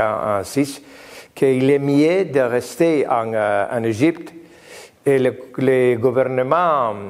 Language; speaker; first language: French; non-native, learner; Greek